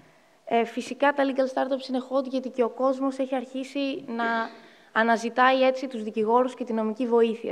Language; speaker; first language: Greek; native; Greek